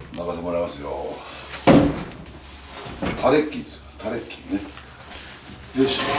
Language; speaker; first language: Japanese; native; Japanese